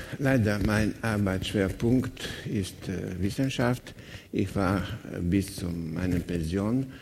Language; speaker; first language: German; non-native, fluent; Slovenian